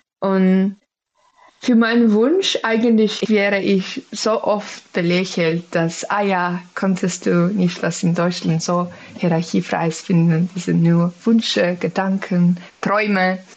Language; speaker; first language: German; non-native, fluent; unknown